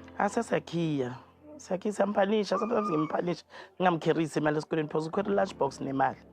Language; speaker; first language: Zulu; native; Zulu